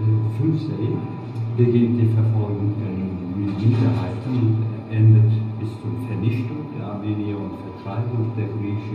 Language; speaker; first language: German; non-native, fluent; Turkish